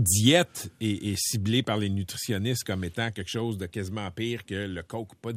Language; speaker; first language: French; native; French